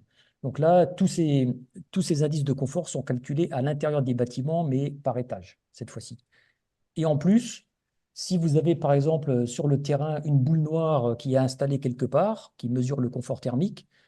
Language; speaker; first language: French; native; French